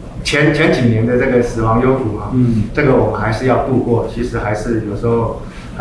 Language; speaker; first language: Chinese; native; Chinese